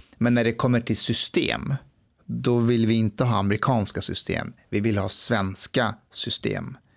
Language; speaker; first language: Swedish; early bilingual, other home language; Persian